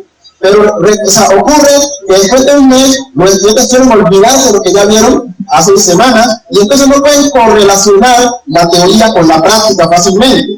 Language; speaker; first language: Spanish; native; Spanish